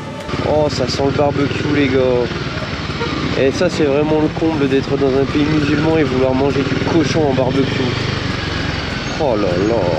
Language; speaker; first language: French; native; French